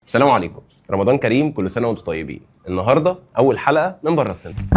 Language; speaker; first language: Arabic; native; Arabic